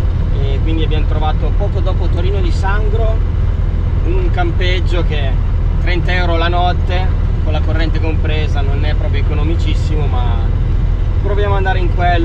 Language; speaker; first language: Italian; native; Italian